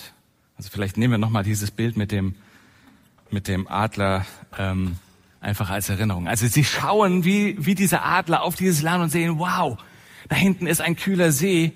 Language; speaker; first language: German; native; German